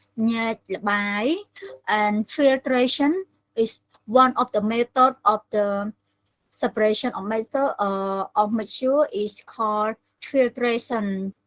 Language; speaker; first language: English; non-native, learner; Khmer